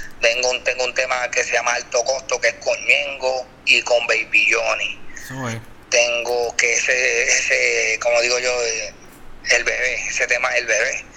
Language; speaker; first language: Spanish; native; Spanish